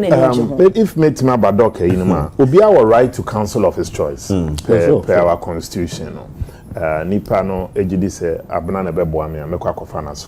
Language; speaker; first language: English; non-native, local second language; Akan